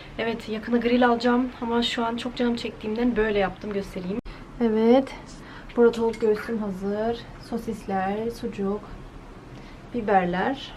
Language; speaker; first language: Turkish; early bilingual, heritage; Turkish